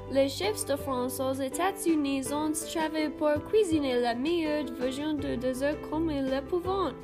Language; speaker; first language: French; non-native, learner; English